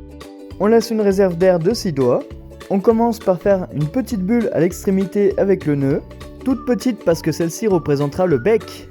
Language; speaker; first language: French; native; French